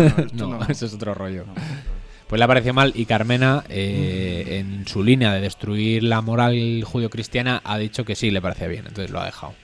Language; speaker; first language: Spanish; native; Spanish